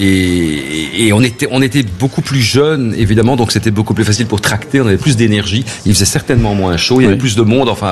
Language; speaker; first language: French; native; French